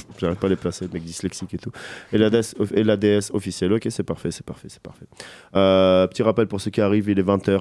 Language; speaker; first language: French; native; French